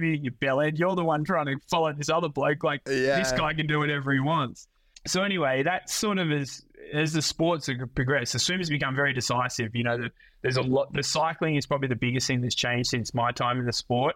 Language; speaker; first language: English; native; English